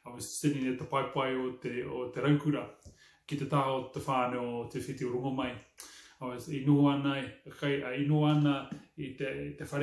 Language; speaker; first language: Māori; non-native, local second language; English